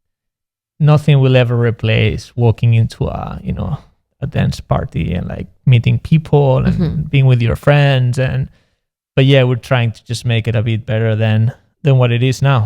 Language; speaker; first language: English; non-native, fluent; Spanish